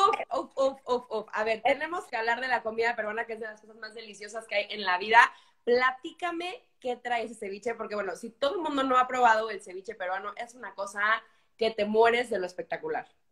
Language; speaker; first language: Spanish; native; Spanish